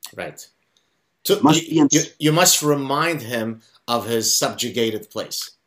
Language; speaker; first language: English; non-native, fluent; Arabic